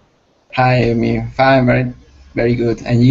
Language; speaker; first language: English; non-native, learner; Spanish